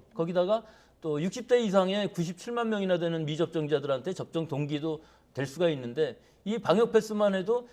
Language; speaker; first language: Korean; native; Korean